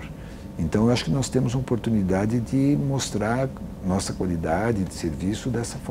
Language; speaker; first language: Portuguese; native; Portuguese